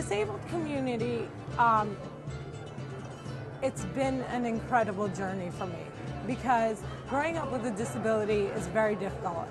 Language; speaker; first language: English; native; English